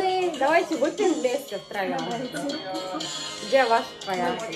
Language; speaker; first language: Russian; non-native, local second language; Kazakh